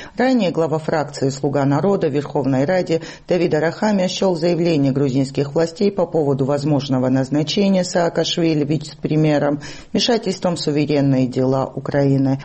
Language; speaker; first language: Russian; non-native, local second language; Georgian